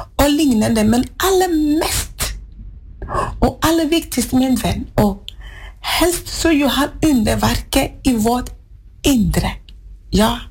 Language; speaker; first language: Norwegian; non-native, fluent; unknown